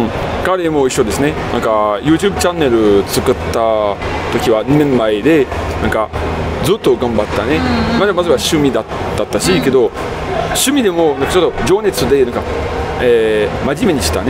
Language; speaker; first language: Japanese; non-native, fluent; French